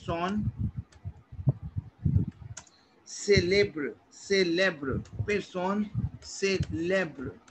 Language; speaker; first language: French; non-native, fluent; Hindi